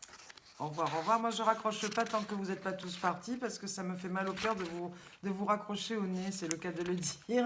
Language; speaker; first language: French; native; French